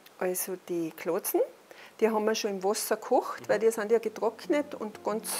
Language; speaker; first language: German; native; German